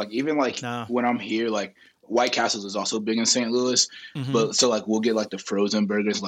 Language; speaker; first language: English; native; English